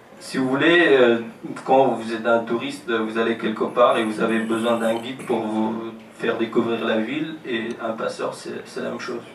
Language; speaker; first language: French; non-native, fluent; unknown